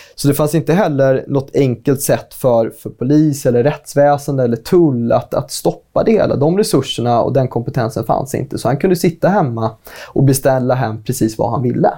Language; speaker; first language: Swedish; native; Swedish